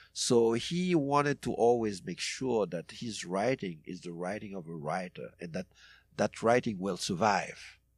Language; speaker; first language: English; non-native, fluent; French